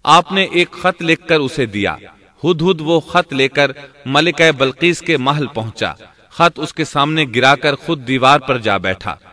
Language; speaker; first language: Urdu; native; Urdu